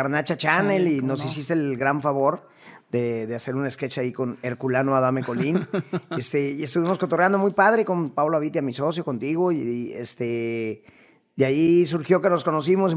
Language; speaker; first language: Spanish; native; Spanish